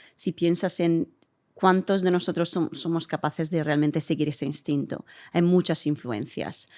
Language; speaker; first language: Spanish; early bilingual, heritage; Italian